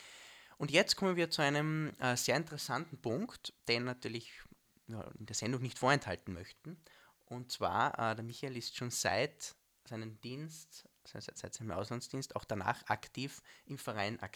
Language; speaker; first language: German; native; German